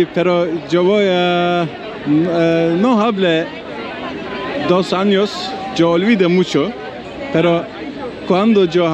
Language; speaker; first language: Spanish; non-native, learner; Turkish